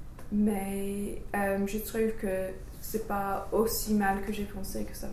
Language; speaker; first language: French; non-native, learner; English